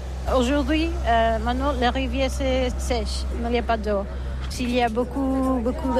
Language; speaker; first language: French; non-native, learner; Catalan